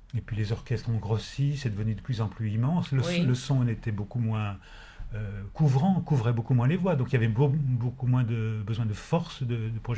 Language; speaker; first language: French; native; French